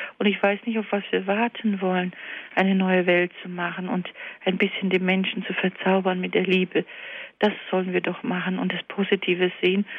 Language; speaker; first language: German; early bilingual, other home language; Croatian